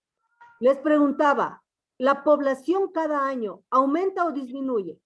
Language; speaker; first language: Spanish; native; Spanish